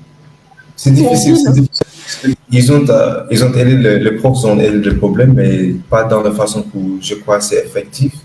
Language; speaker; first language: French; non-native, learner; English